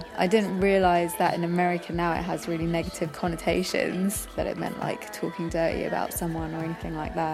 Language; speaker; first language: English; native; English